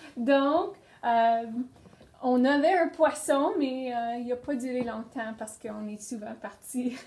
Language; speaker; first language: French; native; French